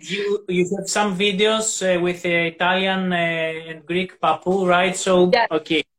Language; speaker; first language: English; non-native, fluent; Greek